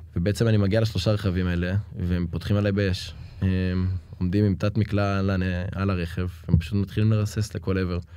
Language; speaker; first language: Hebrew; native; Hebrew